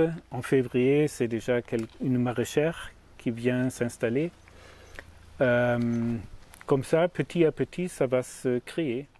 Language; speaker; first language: French; non-native, learner; German